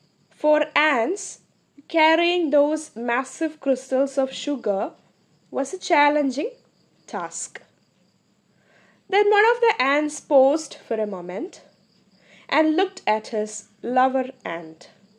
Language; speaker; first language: English; non-native, local second language; Malayalam